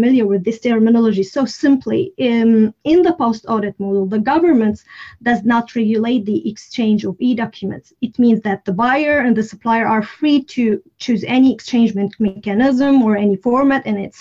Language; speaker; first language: English; non-native, fluent; Arabic